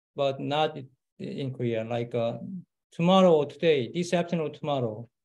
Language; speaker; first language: English; non-native, learner; Korean